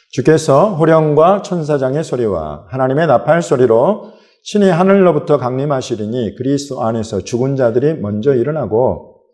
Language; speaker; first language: Korean; native; Korean